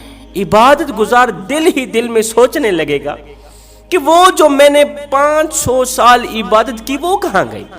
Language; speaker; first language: Urdu; native; Urdu